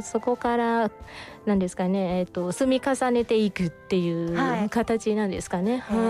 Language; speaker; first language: Japanese; non-native, fluent; Thai